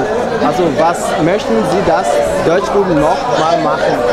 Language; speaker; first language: German; non-native, learner; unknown